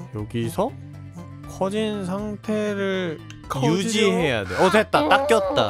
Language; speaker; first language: Korean; native; Korean